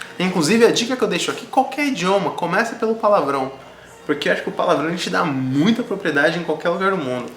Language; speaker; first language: Portuguese; native; Portuguese